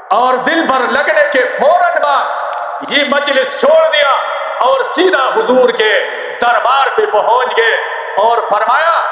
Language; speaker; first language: Urdu; non-native, local second language; Pashto